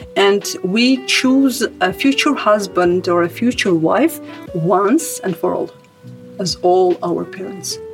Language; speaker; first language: English; non-native, fluent; Armenian